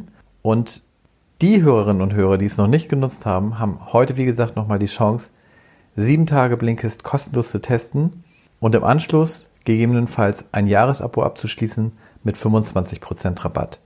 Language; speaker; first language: German; native; German